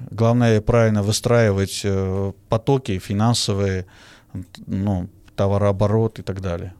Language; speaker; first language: Russian; non-native, fluent; Armenian